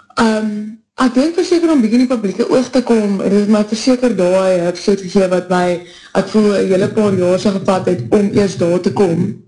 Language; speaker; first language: Afrikaans; native; Afrikaans